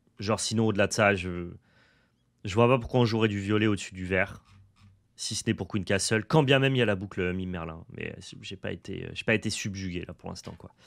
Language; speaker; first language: French; native; French